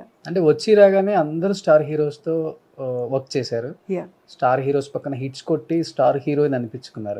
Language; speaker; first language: Telugu; native; Telugu